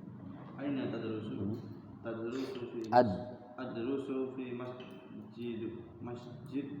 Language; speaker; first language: Arabic; non-native, learner; Indonesian